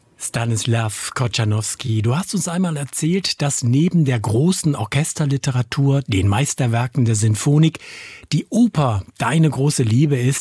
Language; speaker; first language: German; native; German